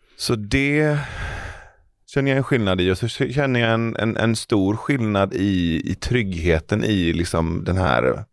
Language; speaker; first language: Swedish; early bilingual, other home language; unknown